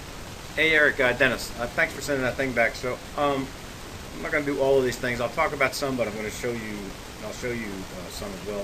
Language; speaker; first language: English; native; English